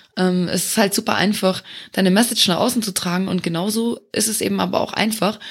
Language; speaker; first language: German; non-native, local second language; Luxembourgish